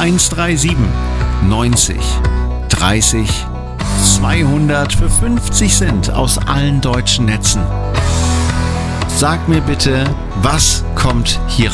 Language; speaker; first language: German; native; German